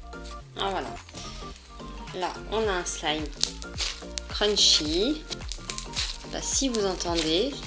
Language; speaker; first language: French; native; French